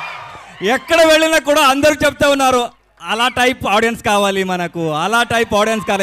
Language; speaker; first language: Telugu; non-native, learner; Kannada